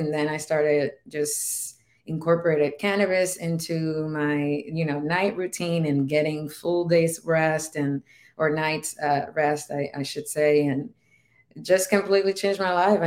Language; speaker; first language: English; non-native, fluent; Spanish